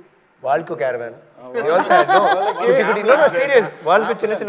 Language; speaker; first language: Telugu; non-native, local second language; Tamil